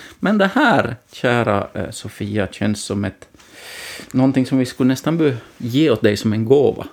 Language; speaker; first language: Swedish; native; Swedish